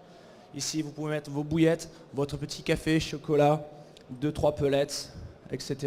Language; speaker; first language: French; native; French